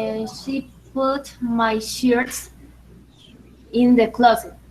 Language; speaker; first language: English; non-native, learner; Spanish